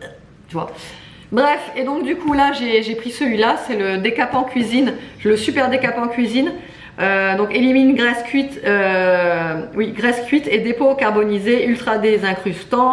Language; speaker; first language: French; native; French